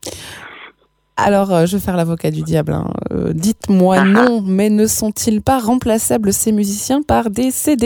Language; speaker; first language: French; native; French